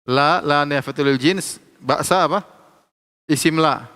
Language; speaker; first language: Arabic; non-native, fluent; Indonesian